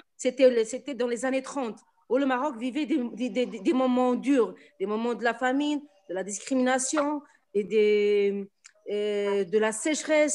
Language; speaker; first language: French; non-native, local second language; Arabic